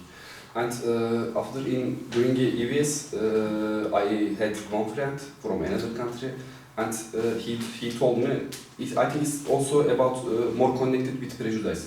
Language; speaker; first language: English; non-native, fluent; Turkish